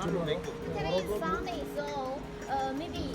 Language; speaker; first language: English; non-native, learner; Chinese